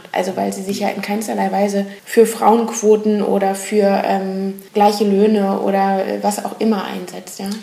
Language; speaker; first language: German; native; German